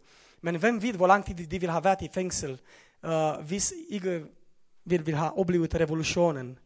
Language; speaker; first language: Norwegian; non-native, fluent; Romanian